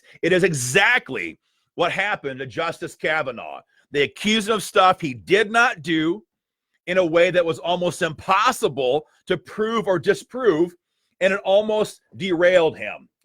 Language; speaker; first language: English; native; English